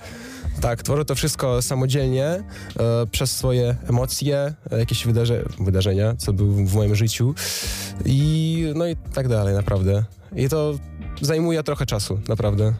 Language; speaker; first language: Polish; non-native, fluent; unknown